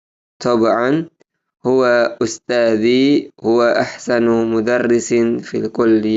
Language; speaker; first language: Arabic; non-native, fluent; Indonesian